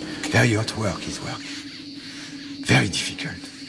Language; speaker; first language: English; non-native, fluent; French